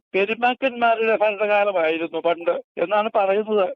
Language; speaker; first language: Malayalam; native; Malayalam